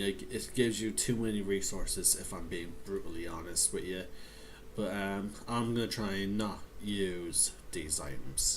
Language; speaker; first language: English; native; English